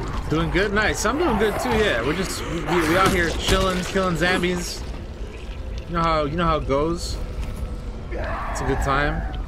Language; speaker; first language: English; early bilingual, other home language; Spanish